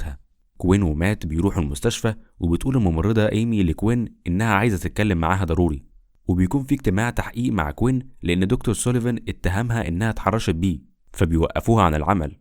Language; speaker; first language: Arabic; native; Arabic